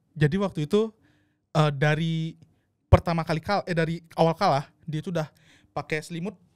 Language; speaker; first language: Indonesian; native; Indonesian